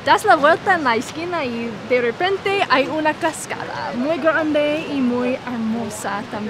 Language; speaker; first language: Spanish; non-native, learner; English